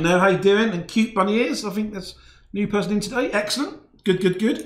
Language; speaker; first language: English; native; English